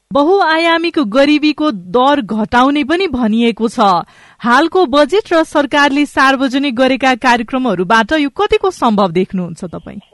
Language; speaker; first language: Nepali; non-native, local second language; Maithili